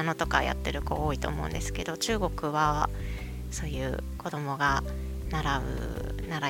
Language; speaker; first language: Japanese; native; Japanese